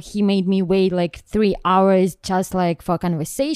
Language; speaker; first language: English; non-native, learner; Ukrainian